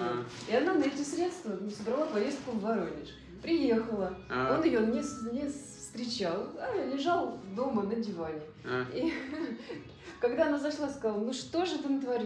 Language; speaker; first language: Russian; native; Russian